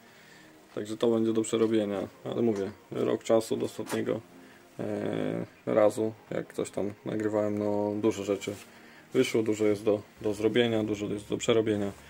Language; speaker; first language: Polish; native; Polish